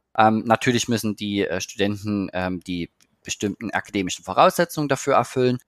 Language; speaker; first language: German; native; German